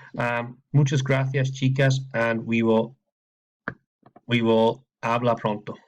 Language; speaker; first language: Spanish; non-native, fluent; English